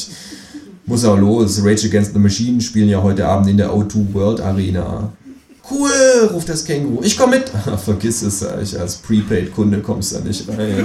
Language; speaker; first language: German; native; German